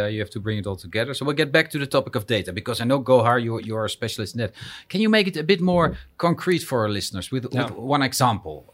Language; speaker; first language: English; non-native, fluent; Dutch